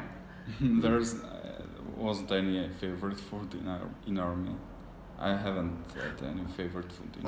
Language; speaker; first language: English; non-native, learner; Armenian